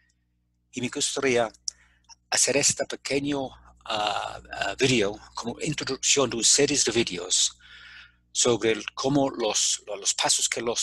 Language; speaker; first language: Spanish; non-native, fluent; English